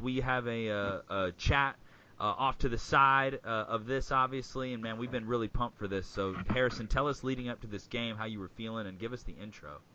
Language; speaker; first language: English; native; English